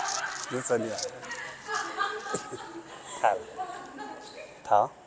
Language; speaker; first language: Vietnamese; non-native, learner; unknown